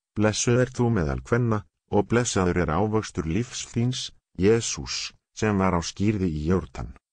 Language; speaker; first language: Icelandic; non-native, learner; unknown